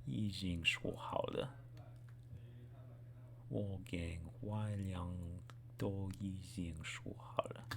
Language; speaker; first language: Chinese; non-native, learner; English